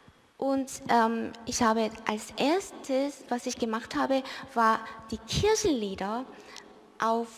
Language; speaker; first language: German; early bilingual, other home language; Korean